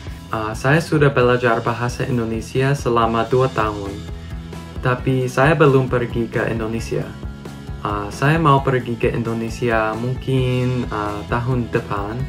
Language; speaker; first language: Indonesian; non-native, learner; English